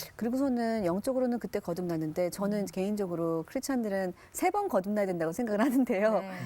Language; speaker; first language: Korean; native; Korean